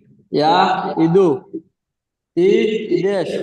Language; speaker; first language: Russian; non-native, learner; Bangla